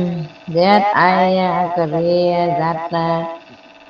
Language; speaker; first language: English; non-native, learner; Vietnamese